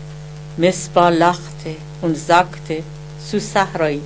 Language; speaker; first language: German; non-native, learner; Persian